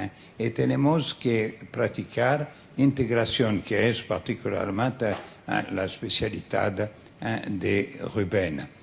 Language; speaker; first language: Spanish; non-native, fluent; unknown